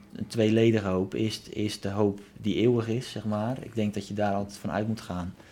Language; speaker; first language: Dutch; native; Dutch